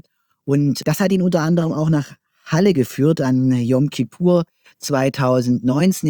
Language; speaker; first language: German; native; German